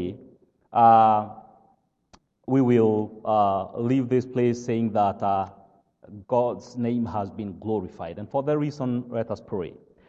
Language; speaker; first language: English; non-native, local second language; Kikuyu